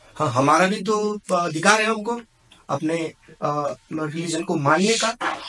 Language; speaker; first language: Hindi; native; Hindi